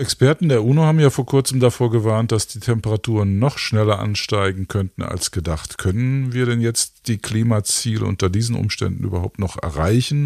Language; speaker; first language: German; native; German